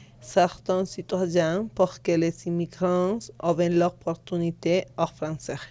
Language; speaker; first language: French; non-native, learner; Spanish